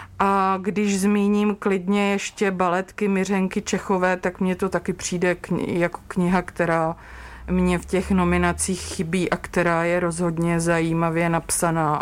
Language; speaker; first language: Czech; native; Czech